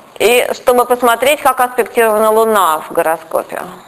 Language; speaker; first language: Russian; native; Russian